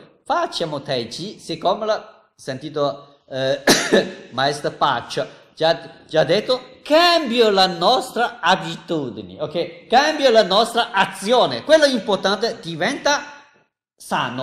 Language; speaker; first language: Italian; non-native, learner; Chinese